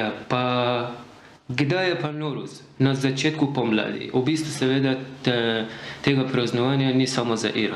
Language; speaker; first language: Slovenian; non-native, learner; Persian